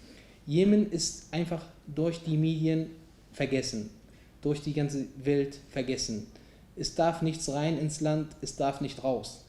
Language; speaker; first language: German; non-native, fluent; Arabic